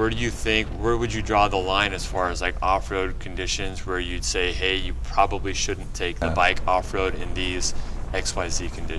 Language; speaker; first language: English; native; English